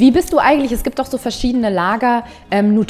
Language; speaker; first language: German; native; German